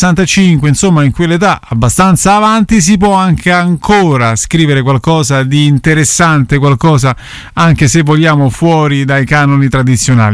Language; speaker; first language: Italian; native; Italian